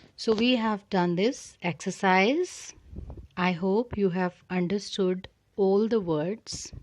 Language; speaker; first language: English; non-native, local second language; Punjabi